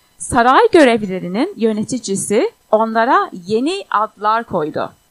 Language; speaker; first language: Turkish; non-native, fluent; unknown